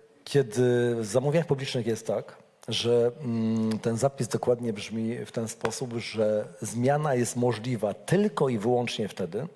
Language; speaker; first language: Polish; native; Polish